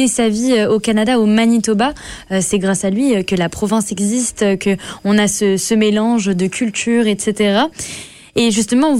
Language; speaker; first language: French; native; French